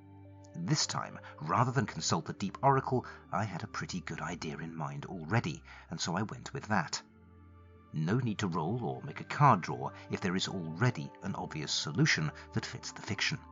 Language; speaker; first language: English; native; English